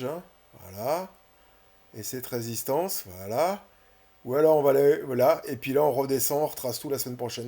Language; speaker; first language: French; native; French